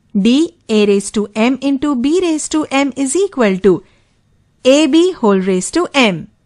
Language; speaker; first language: English; non-native, local second language; Gujarati